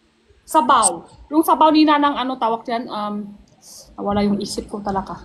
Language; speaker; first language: Filipino; non-native, learner; Chinese